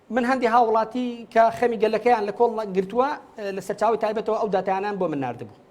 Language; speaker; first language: Central Kurdish; native; Central Kurdish